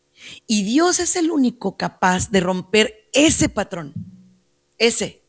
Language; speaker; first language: Spanish; native; Spanish